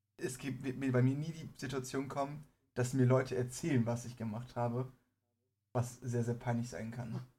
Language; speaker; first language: German; early bilingual, other home language; Persian